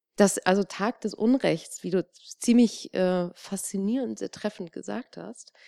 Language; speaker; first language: German; native; German